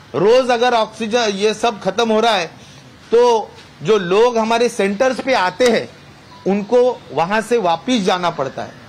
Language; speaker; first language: Hindi; non-native, local second language; Marathi